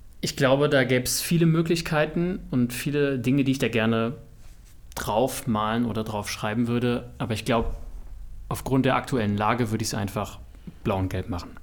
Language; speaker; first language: German; native; German